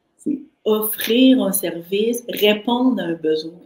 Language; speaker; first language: French; native; French